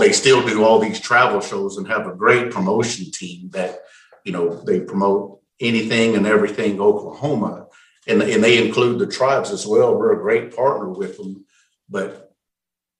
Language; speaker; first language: English; native; English